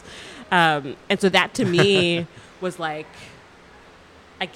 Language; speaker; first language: English; native; English